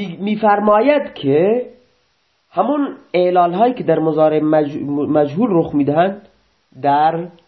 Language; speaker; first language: Persian; non-native, local second language; Baluchi